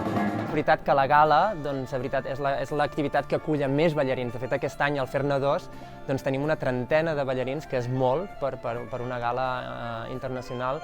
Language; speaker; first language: Catalan; native; Catalan